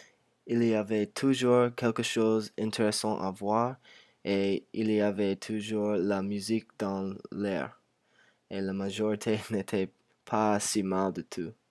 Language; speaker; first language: French; non-native, learner; English